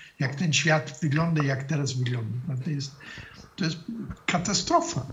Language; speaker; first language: Polish; non-native, fluent; German